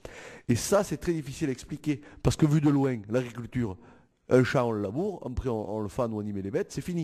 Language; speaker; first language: French; native; French